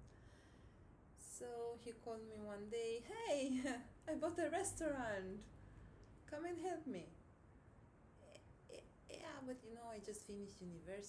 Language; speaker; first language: English; non-native, fluent; Romanian